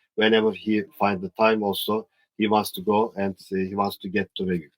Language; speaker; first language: English; non-native, learner; Turkish